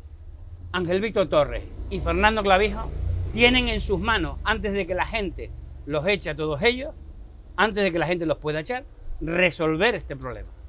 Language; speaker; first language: Spanish; native; Spanish